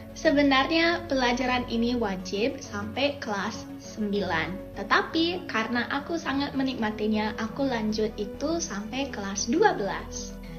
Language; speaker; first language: Indonesian; non-native, fluent; English